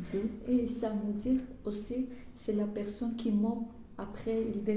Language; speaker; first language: French; non-native, learner; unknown